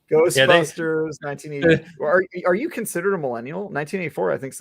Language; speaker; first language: English; native; English